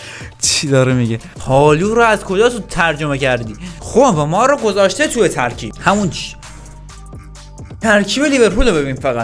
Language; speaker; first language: Persian; native; Persian